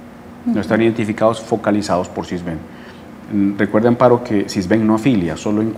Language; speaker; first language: Spanish; native; Spanish